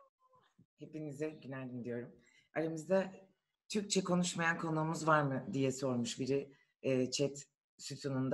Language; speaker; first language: Turkish; native; Turkish